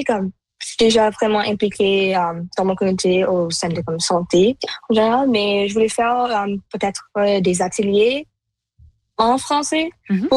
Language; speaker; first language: French; non-native, local second language; Punjabi